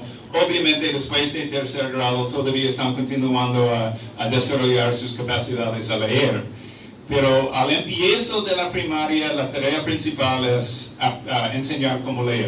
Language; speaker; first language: Spanish; non-native, fluent; English